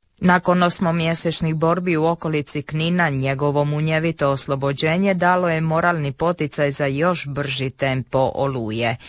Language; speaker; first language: Croatian; native; Croatian